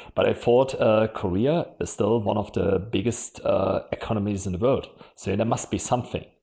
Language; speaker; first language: English; non-native, fluent; German